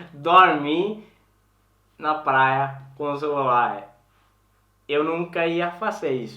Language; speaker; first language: Portuguese; non-native, learner; Swedish